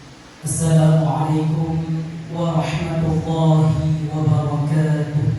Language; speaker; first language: Arabic; non-native, fluent; Achinese